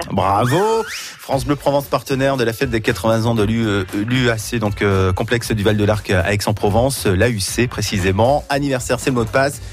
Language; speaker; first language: French; native; French